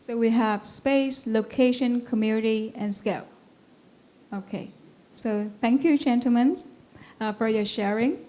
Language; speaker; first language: English; non-native, fluent; Vietnamese